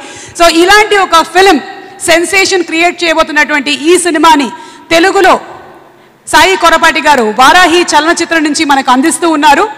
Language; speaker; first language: Telugu; native; Telugu